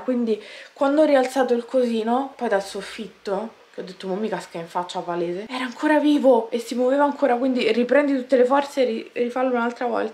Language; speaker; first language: Italian; native; Italian